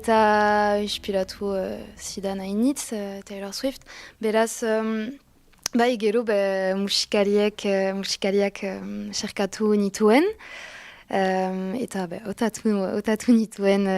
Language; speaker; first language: Basque; non-native, local second language; French